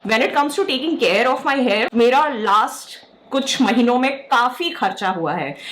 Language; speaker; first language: Hindi; native; Hindi